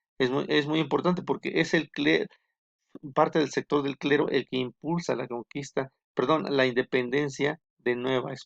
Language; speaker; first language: Spanish; native; Spanish